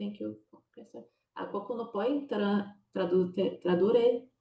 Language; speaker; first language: Italian; non-native, fluent; Portuguese